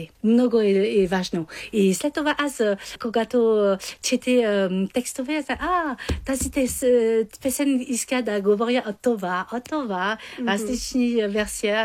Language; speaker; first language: Bulgarian; non-native, learner; French